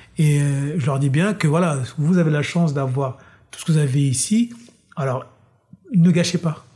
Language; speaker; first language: French; early bilingual, other home language; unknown